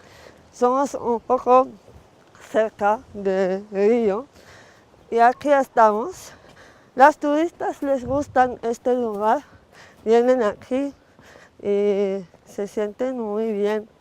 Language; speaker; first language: Spanish; non-native, fluent; Arabic